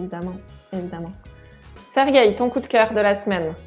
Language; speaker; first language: French; native; French